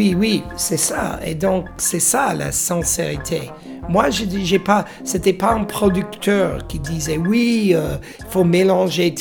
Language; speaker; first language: French; non-native, fluent; English